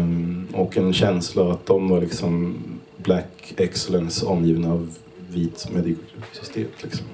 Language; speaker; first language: Swedish; native; Swedish